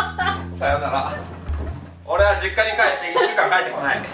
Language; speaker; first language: Japanese; native; Japanese